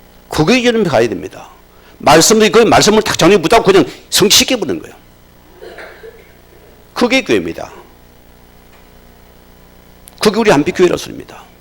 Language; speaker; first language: Korean; native; Korean